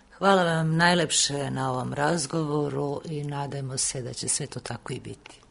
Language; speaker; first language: Serbian; native; Serbian